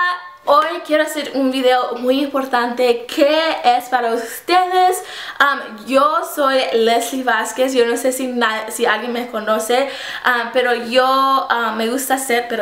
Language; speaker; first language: Spanish; early bilingual, heritage; Spanish